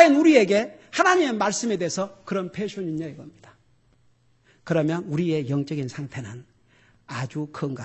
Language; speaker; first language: Korean; native; Korean